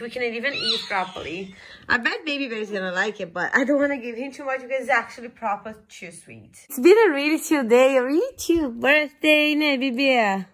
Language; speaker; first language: English; non-native, fluent; Portuguese